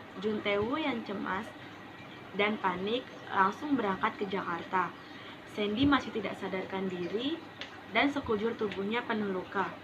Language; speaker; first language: Indonesian; native; Indonesian